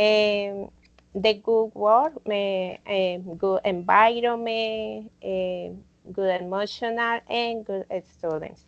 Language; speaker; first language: English; non-native, learner; Spanish